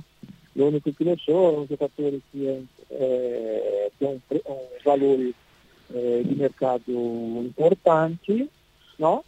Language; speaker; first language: Italian; non-native, learner; Portuguese